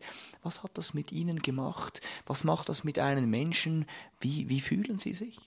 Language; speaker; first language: German; native; German